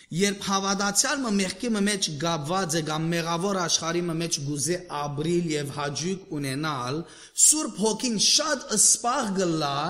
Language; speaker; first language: Armenian; early bilingual, heritage; Armenian